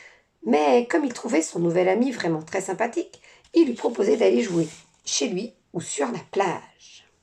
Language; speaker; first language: French; native; French